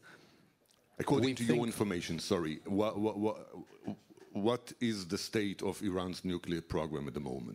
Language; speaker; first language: English; non-native, fluent; Hebrew